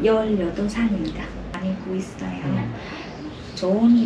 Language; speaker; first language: Korean; non-native, learner; Vietnamese